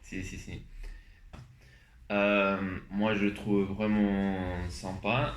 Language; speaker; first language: French; non-native, learner; Spanish